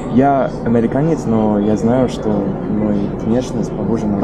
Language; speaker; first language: Russian; non-native, learner; English